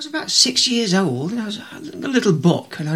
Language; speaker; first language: English; native; English